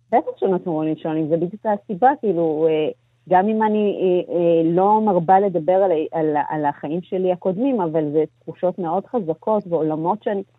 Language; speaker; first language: Hebrew; early bilingual, other home language; Amharic